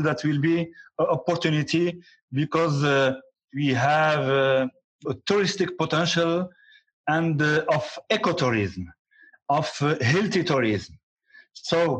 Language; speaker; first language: English; non-native, learner; Arabic